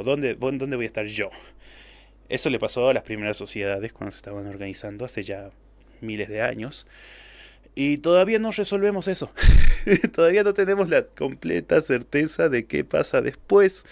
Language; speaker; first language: Spanish; native; Spanish